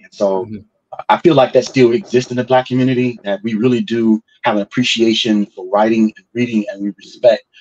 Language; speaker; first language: English; native; English